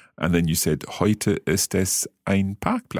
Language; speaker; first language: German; non-native, fluent; English